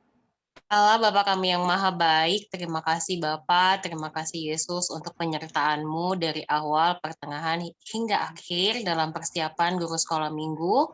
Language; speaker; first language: Indonesian; native; Indonesian